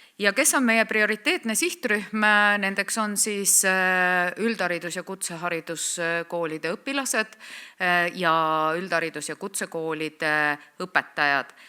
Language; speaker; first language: Estonian; native; Estonian